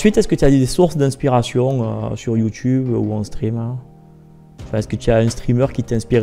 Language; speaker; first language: French; native; French